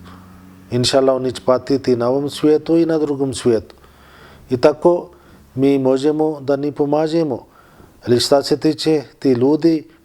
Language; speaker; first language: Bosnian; non-native, learner; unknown